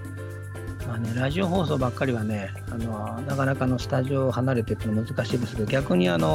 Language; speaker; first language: Japanese; native; Japanese